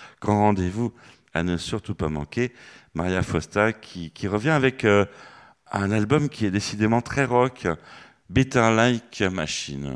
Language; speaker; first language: French; native; French